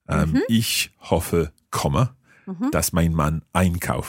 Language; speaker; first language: German; non-native, fluent; English